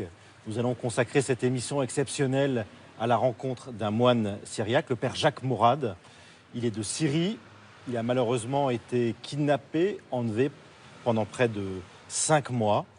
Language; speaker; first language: French; native; French